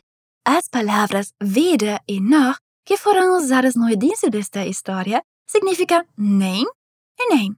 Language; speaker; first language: Portuguese; non-native, fluent; German